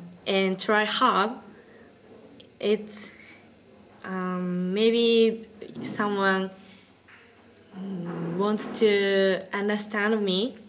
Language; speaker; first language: English; non-native, learner; Japanese